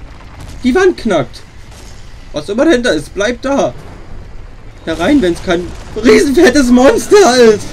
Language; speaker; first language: German; native; German